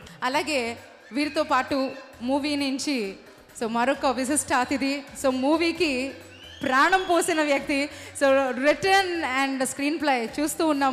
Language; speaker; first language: Telugu; native; Telugu